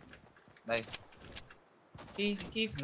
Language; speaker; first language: English; non-native, learner; Korean